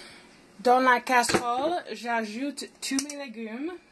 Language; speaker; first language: French; non-native, fluent; English